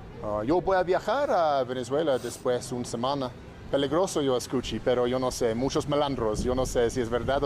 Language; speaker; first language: Spanish; non-native, learner; English